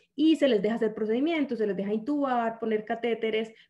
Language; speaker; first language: Spanish; native; Spanish